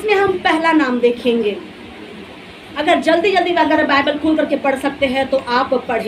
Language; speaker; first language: Hindi; native; Hindi